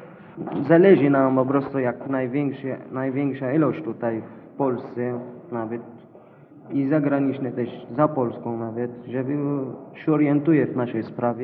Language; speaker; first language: Polish; non-native, learner; Arabic